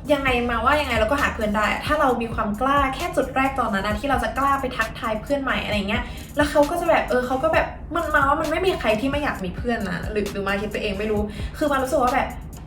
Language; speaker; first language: Thai; native; Thai